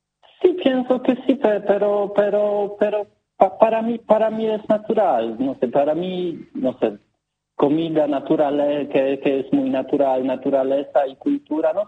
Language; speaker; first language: Spanish; non-native, learner; Polish